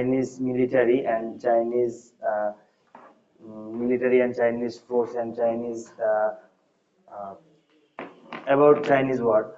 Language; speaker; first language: English; non-native, learner; Bangla